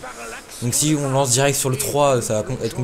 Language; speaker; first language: French; native; French